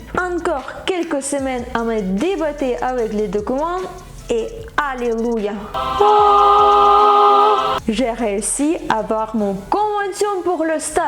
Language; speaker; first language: French; non-native, fluent; Ukrainian